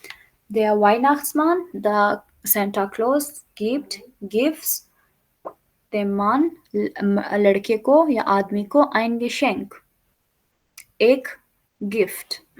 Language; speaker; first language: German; non-native, fluent; Urdu